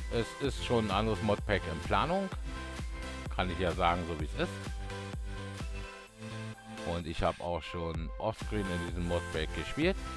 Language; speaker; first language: German; native; German